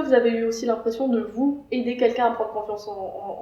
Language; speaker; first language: French; native; French